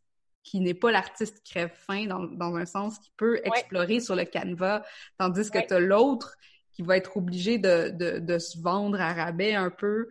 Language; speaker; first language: French; native; French